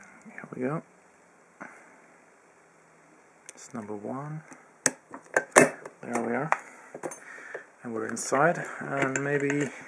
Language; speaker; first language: English; native; English